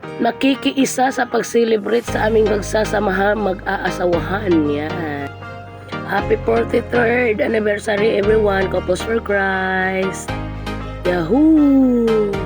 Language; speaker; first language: Filipino; non-native, local second language; Cebuano